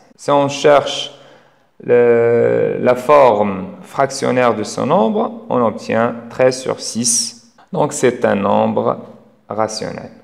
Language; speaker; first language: French; non-native, local second language; Arabic